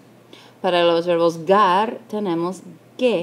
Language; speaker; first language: Spanish; non-native, fluent; English